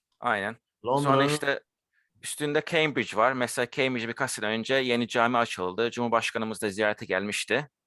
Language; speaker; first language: Turkish; early bilingual, heritage; Turkish